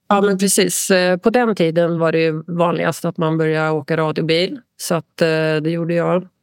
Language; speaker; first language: Swedish; native; Swedish